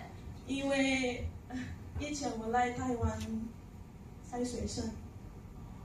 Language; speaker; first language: Chinese; non-native, learner; Indonesian